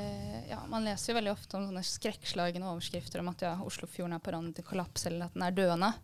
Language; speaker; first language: Norwegian; native; Norwegian